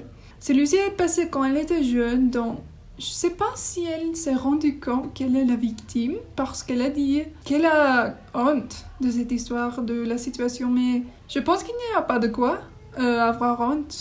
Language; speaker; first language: French; non-native, learner; English